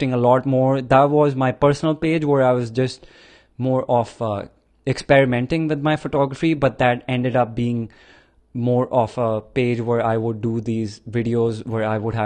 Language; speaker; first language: English; non-native, local second language; Punjabi